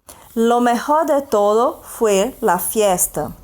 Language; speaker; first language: Spanish; non-native, fluent; Portuguese